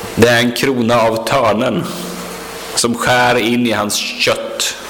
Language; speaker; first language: Swedish; native; Swedish